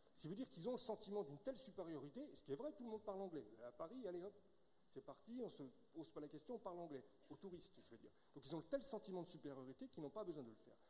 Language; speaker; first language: French; native; French